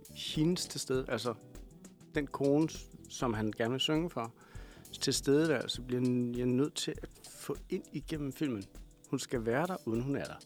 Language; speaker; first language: Danish; native; Danish